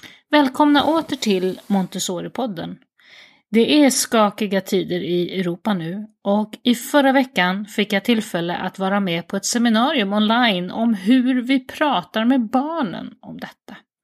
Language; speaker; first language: Swedish; native; Swedish